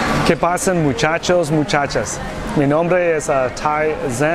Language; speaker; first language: Spanish; non-native, learner; English